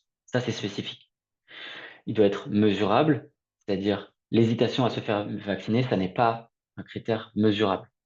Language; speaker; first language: French; native; French